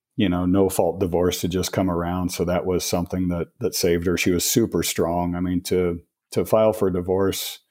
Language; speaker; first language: English; native; English